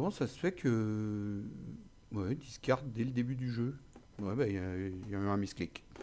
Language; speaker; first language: French; native; French